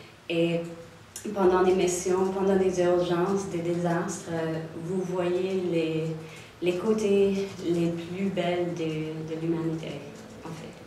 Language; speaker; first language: French; non-native, local second language; English